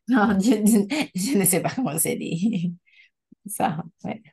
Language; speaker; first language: French; non-native, learner; Spanish